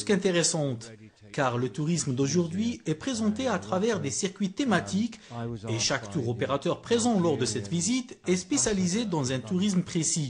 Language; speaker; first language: French; non-native, local second language; Arabic